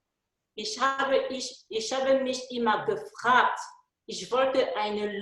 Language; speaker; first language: German; non-native, learner; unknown